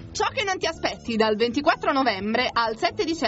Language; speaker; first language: Italian; native; Italian